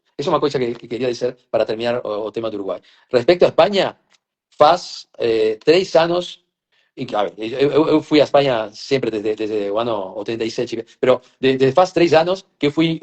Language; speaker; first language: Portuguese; non-native, fluent; Spanish